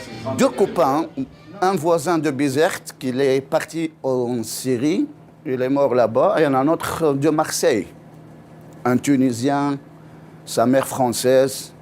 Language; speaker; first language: French; non-native, local second language; Arabic